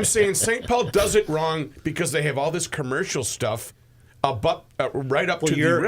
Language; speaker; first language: English; native; English